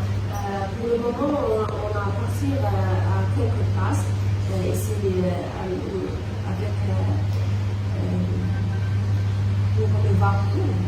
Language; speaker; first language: French; non-native, local second language; Arabic